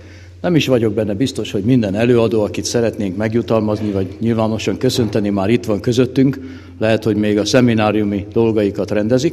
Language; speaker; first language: Hungarian; native; Hungarian